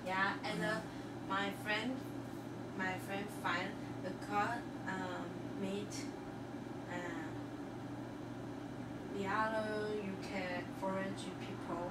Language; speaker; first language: English; non-native, learner; Chinese